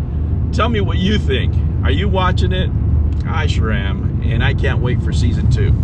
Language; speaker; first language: English; native; English